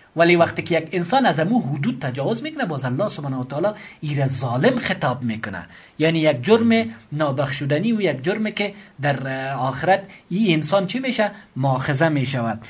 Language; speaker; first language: Persian; native; Persian